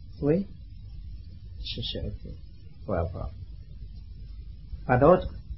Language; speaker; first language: French; non-native, learner; Vietnamese